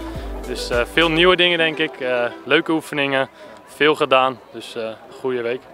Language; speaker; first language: Dutch; native; Dutch